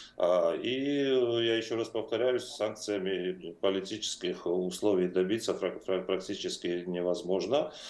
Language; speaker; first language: Russian; non-native, fluent; Georgian